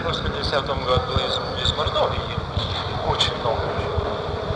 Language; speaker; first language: Russian; non-native, fluent; Lithuanian